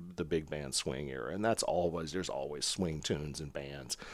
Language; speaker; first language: English; native; English